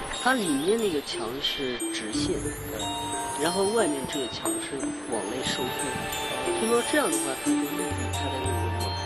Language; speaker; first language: Chinese; native; Chinese